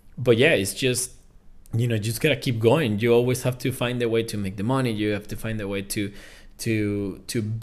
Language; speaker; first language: English; non-native, fluent; Spanish